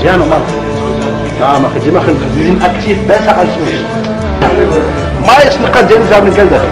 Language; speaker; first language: German; non-native, learner; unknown